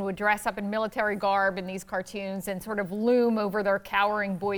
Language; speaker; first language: English; native; English